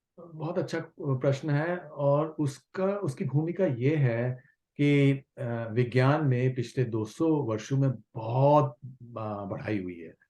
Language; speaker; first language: Hindi; non-native, local second language; Kashmiri